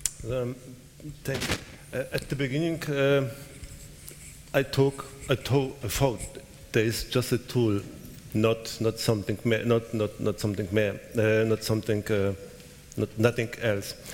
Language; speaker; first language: English; non-native, learner; Polish